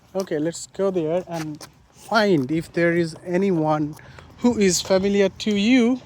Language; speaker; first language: English; non-native, local second language; Bangla